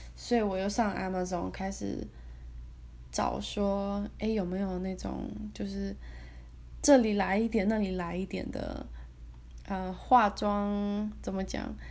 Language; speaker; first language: Chinese; native; Chinese